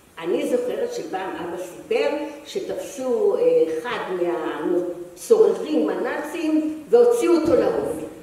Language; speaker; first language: Hebrew; native; Hebrew